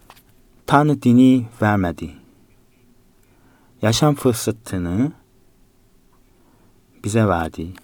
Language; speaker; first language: Turkish; non-native, fluent; Korean